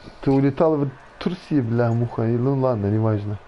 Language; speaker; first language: Russian; non-native, learner; Turkish